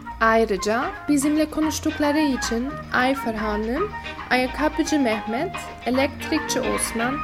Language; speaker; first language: Turkish; non-native, learner; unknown